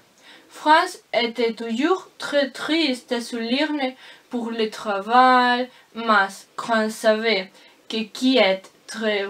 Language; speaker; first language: French; non-native, learner; Spanish